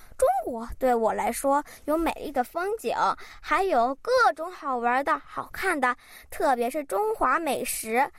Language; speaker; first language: Chinese; early bilingual, heritage; Chinese